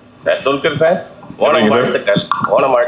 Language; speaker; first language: Tamil; native; Tamil